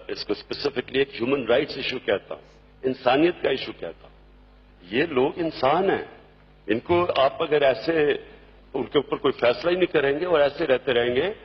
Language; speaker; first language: Urdu; native; Urdu